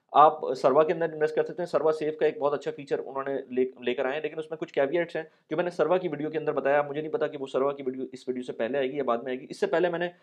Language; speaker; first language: Urdu; native; Urdu